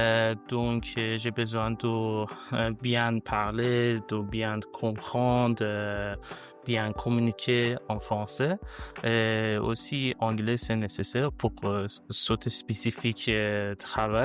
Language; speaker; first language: French; non-native, learner; Persian